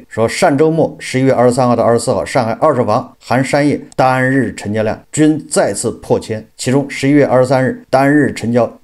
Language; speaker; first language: Chinese; native; Chinese